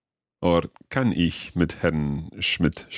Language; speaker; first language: German; non-native, learner; English